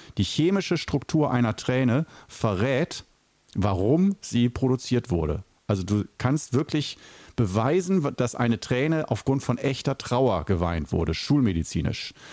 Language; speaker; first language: German; native; German